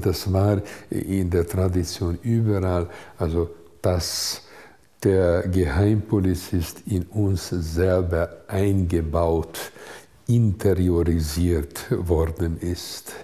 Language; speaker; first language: German; non-native, fluent; Hungarian